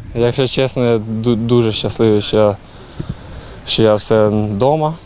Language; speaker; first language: Ukrainian; native; Ukrainian